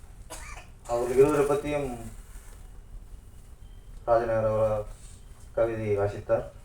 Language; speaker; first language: Tamil; native; Tamil